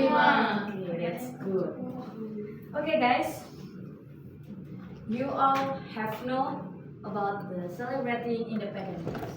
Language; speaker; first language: English; non-native, learner; Indonesian